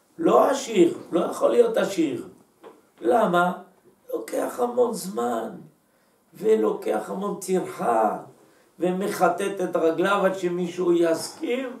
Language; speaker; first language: Hebrew; native; Hebrew